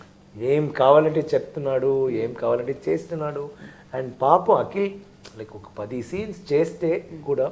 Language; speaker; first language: Telugu; non-native, learner; Tamil